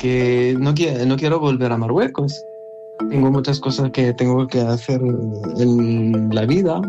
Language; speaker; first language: Spanish; non-native, learner; Arabic